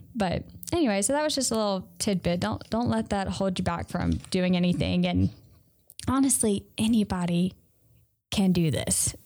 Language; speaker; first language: English; native; English